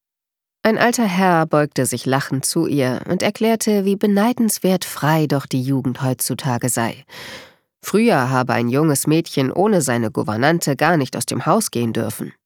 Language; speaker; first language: German; native; German